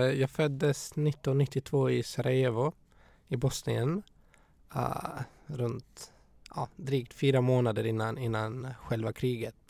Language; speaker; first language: Swedish; non-native, fluent; Bosnian